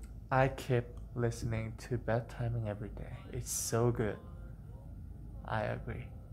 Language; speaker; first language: English; non-native, learner; Korean